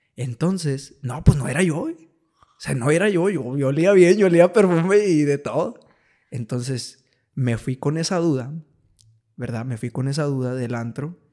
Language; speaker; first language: Spanish; native; Spanish